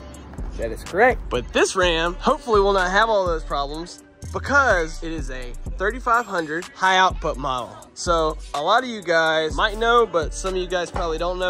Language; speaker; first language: English; native; English